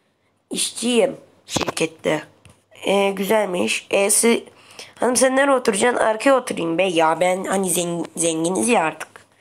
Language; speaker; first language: Turkish; native; Turkish